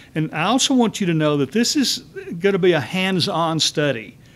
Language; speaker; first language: English; native; English